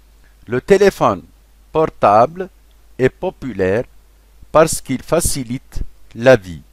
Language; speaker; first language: French; non-native, local second language; Arabic